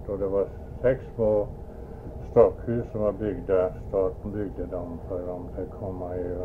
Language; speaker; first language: Swedish; early bilingual, heritage; Swedish